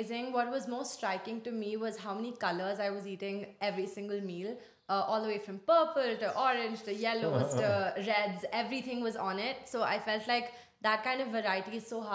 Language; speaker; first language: English; non-native, local second language; Hindi